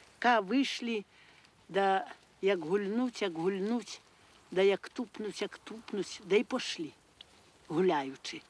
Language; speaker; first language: Belarusian; native; Belarusian